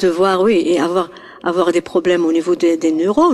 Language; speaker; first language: French; native; French